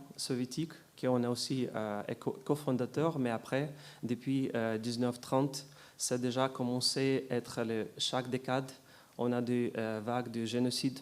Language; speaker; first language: French; non-native, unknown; Ukrainian